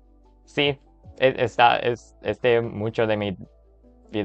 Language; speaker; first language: Spanish; non-native, learner; English